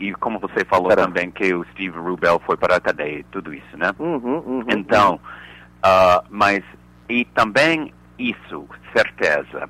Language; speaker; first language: Portuguese; non-native, fluent; English